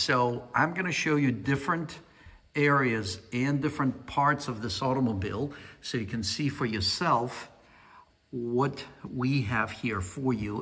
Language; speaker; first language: English; non-native, fluent; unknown